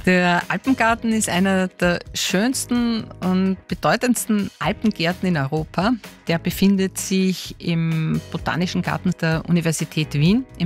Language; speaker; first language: German; native; German